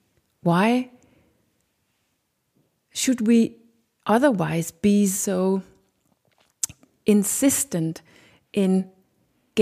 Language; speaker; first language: English; non-native, fluent; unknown